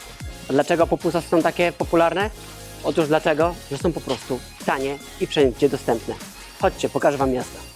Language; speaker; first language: Polish; native; Polish